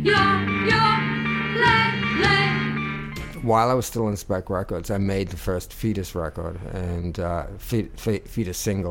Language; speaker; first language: English; native; English